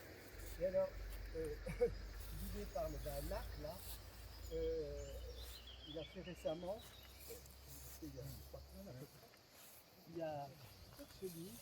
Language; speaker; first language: French; native; French